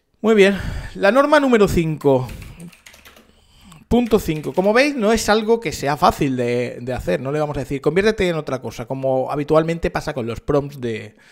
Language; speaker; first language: Spanish; native; Spanish